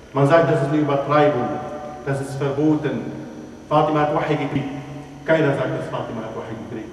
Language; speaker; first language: German; non-native, fluent; Arabic